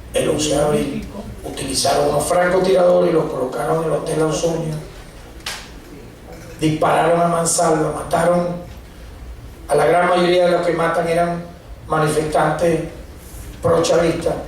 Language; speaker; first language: Spanish; native; Spanish